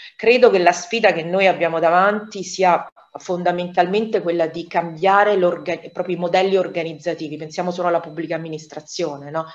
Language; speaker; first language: Italian; native; Italian